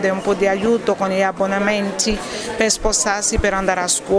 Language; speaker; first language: Italian; non-native, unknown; French